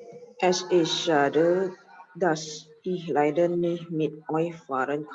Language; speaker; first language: German; non-native, learner; Indonesian